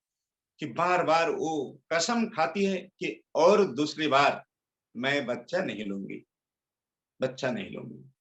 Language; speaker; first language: Hindi; non-native, local second language; Bangla